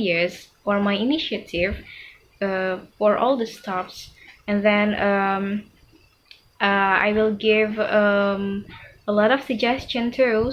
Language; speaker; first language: English; non-native, fluent; Indonesian